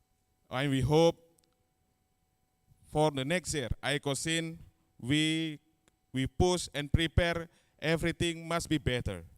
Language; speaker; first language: English; non-native, learner; Indonesian